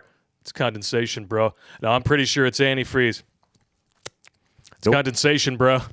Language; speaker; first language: English; native; English